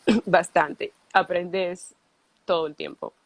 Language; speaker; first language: Spanish; early bilingual, heritage; Spanish